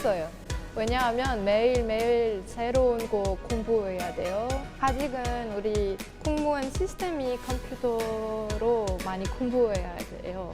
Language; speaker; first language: Korean; non-native, learner; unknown